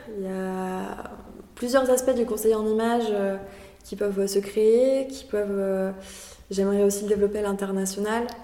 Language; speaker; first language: French; early bilingual, other home language; Spanish